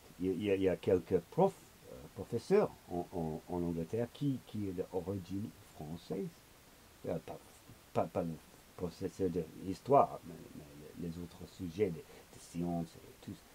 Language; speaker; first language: French; non-native, learner; English